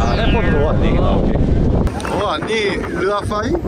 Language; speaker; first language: Thai; non-native, learner; Korean